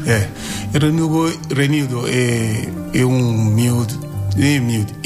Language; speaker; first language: Portuguese; non-native, learner; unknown